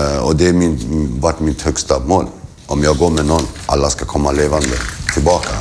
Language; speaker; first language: Swedish; early bilingual, other home language; Kurdish